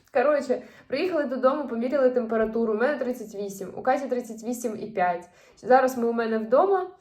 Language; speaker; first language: Ukrainian; native; Ukrainian